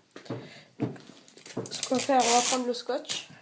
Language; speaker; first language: French; native; French